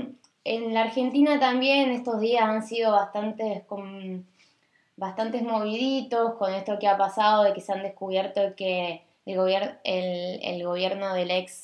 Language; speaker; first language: Spanish; native; Spanish